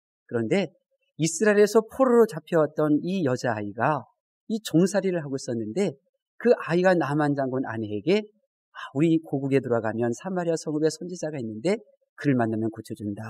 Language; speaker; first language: Korean; native; Korean